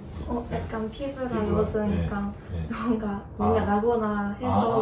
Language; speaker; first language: Korean; non-native, learner; Japanese